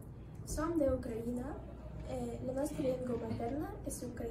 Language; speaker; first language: Catalan; non-native, learner; Ukrainian